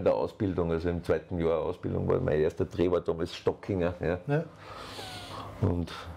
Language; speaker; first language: German; native; German